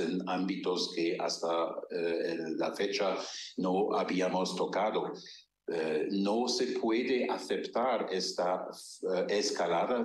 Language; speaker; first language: Spanish; non-native, fluent; German